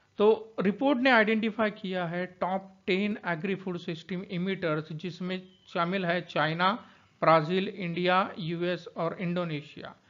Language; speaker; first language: Hindi; non-native, local second language; Marathi